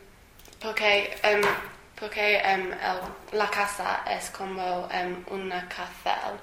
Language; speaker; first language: Spanish; non-native, learner; English